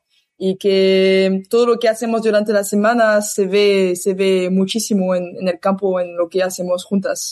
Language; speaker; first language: Spanish; non-native, learner; French